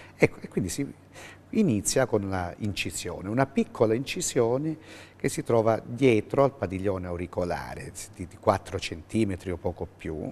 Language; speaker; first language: Italian; native; Italian